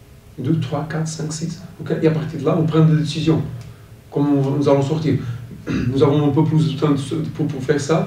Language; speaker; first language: French; non-native, fluent; Portuguese